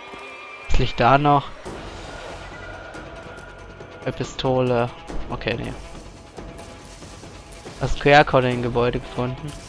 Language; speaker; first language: German; native; German